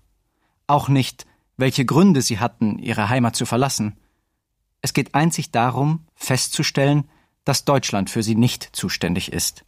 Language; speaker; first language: German; native; German